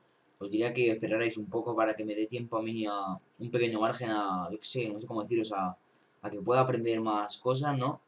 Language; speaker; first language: Spanish; native; Spanish